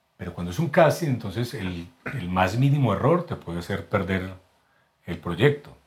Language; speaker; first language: Spanish; native; Spanish